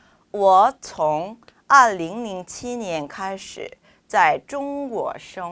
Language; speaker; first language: Chinese; non-native, fluent; Korean